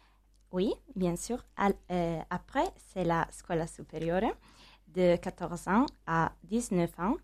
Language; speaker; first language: French; non-native, learner; Italian